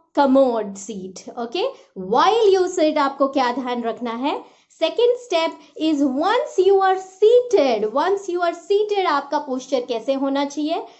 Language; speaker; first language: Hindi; non-native, local second language; Marathi